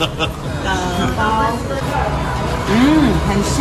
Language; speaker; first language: Chinese; non-native, learner; Japanese